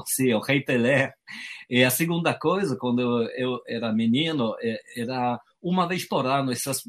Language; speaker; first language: Portuguese; non-native, fluent; French